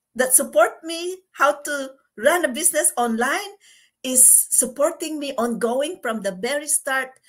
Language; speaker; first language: English; non-native, local second language; Filipino